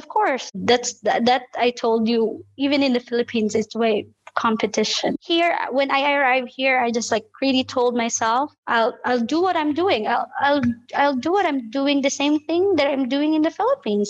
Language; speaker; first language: English; non-native, local second language; Filipino